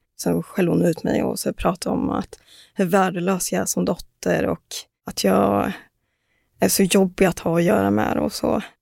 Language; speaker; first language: Swedish; early bilingual, other home language; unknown